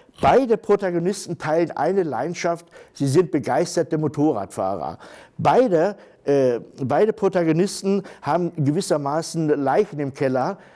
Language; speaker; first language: German; native; German